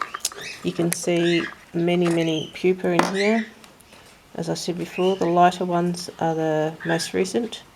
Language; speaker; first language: English; native; English